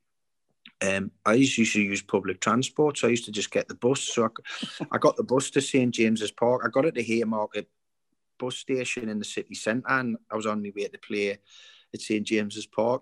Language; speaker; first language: English; native; English